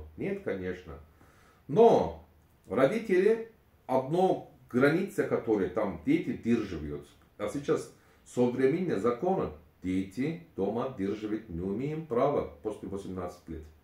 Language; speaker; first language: Russian; non-native, learner; Turkish